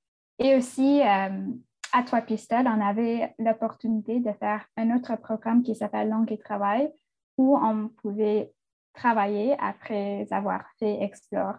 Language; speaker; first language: French; non-native, fluent; English